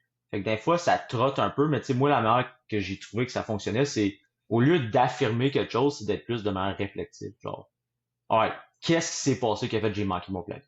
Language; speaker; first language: French; native; French